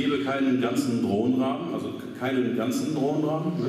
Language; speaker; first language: German; native; German